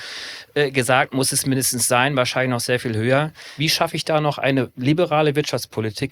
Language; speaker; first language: German; native; German